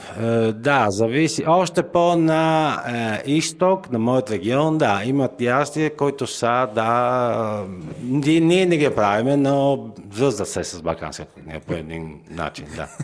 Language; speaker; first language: Bulgarian; non-native, fluent; Italian